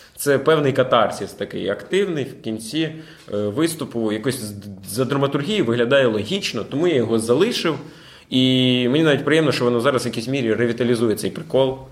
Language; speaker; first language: Ukrainian; non-native, local second language; Russian